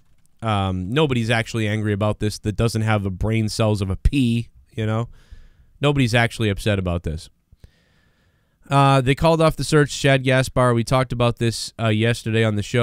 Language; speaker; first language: English; native; English